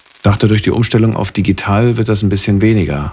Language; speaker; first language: German; native; German